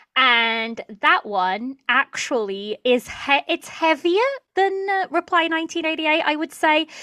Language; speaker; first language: English; early bilingual, other home language; Portuguese